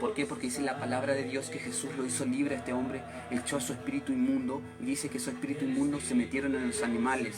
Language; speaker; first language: Spanish; native; Spanish